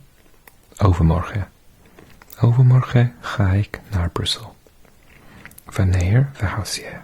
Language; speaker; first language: Dutch; non-native, learner; English